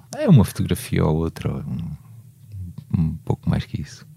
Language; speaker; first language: Portuguese; native; Portuguese